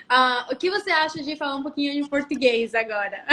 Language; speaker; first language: Portuguese; non-native, fluent; Spanish